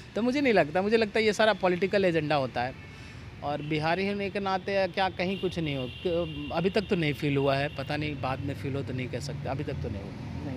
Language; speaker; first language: Hindi; native; Hindi